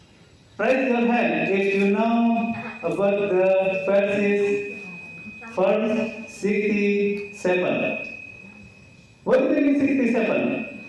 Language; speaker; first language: English; non-native, learner; Indonesian